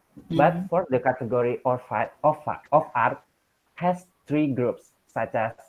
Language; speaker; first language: English; non-native, learner; Indonesian